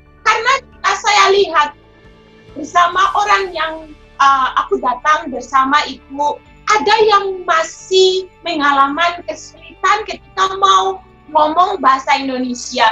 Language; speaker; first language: Indonesian; non-native, fluent; Shona